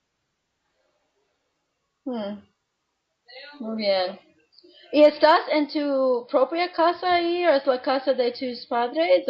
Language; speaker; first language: Spanish; non-native, fluent; English